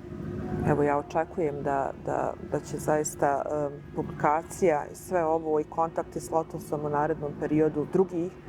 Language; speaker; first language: Bosnian; native; Bosnian